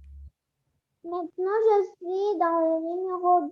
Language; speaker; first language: French; non-native, learner; Arabic